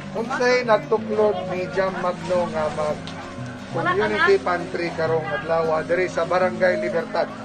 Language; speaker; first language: Cebuano; native; Cebuano